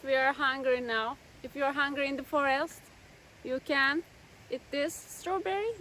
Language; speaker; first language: English; non-native, learner; Turkish